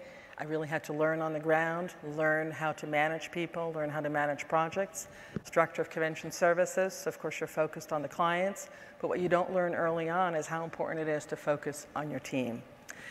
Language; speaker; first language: English; non-native, fluent; Dutch